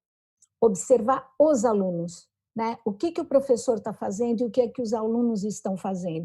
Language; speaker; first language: Portuguese; native; Portuguese